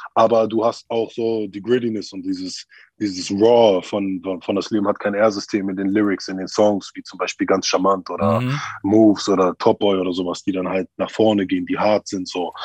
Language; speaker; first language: German; native; German